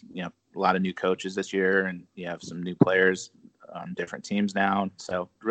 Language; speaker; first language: English; native; English